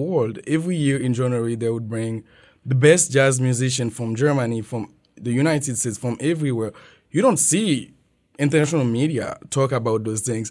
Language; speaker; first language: English; non-native, fluent; French